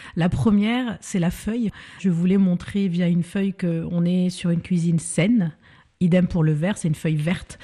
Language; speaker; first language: French; early bilingual, other home language; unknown